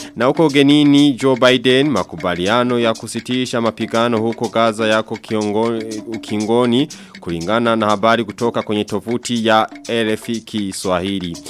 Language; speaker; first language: Swahili; non-native, local second language; Rundi